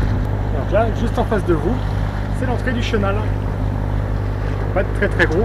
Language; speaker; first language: French; native; French